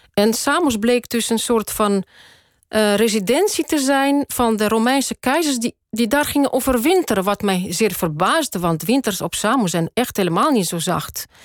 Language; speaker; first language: Dutch; non-native, fluent; Russian